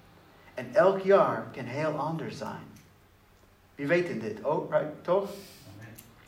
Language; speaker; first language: Dutch; non-native, learner; English